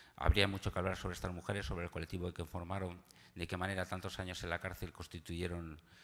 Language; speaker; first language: Spanish; native; Spanish